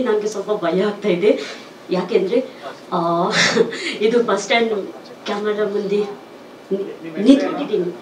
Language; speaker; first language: Kannada; non-native, local second language; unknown